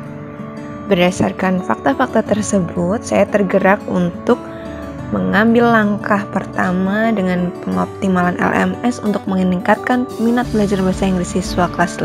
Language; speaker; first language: Indonesian; native; Indonesian